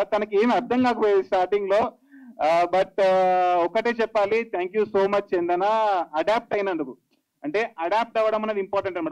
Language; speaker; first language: Telugu; native; Telugu